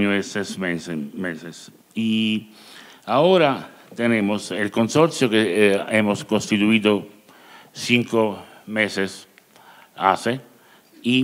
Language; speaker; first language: Spanish; non-native, learner; Italian